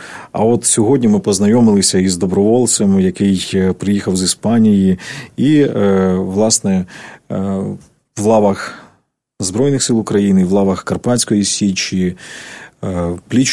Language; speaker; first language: Ukrainian; native; Ukrainian